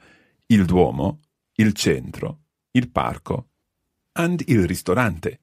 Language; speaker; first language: Italian; non-native, fluent; English